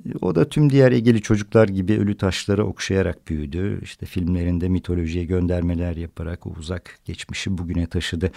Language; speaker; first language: Turkish; native; Turkish